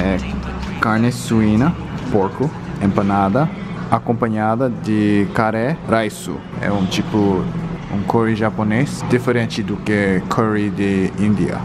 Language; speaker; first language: Portuguese; non-native, learner; English